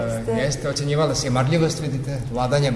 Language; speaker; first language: Croatian; native; Croatian